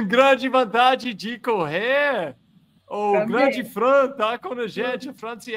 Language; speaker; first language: Portuguese; non-native, fluent; English